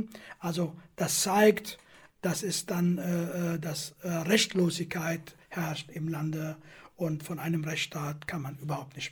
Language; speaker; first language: German; non-native, fluent; Kurdish